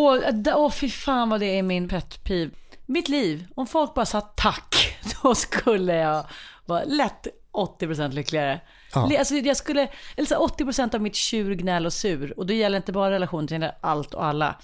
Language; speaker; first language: Swedish; native; Swedish